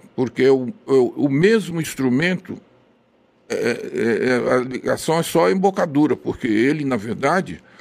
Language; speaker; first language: Portuguese; native; Portuguese